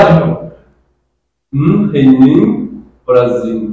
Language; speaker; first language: Portuguese; non-native, fluent; Chinese